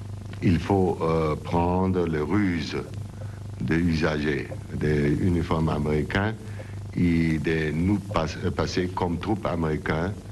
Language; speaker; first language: French; non-native, learner; German